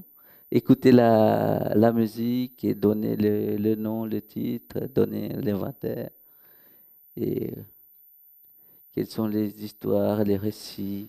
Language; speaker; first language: French; non-native, local second language; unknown